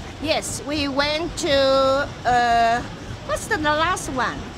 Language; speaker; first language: English; non-native, learner; Chinese